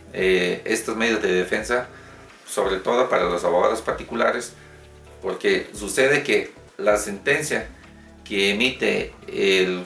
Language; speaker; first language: Spanish; native; Spanish